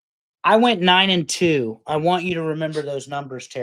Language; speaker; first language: English; native; English